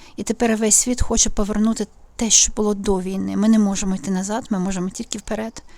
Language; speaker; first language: Ukrainian; native; Ukrainian